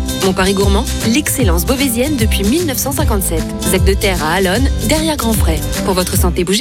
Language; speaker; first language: French; native; French